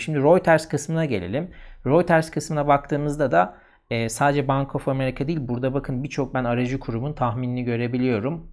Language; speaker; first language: Turkish; native; Turkish